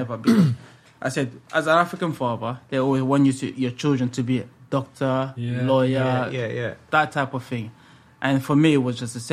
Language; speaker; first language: English; early bilingual, other home language; French